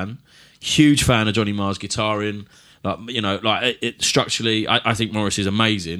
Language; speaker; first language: English; native; English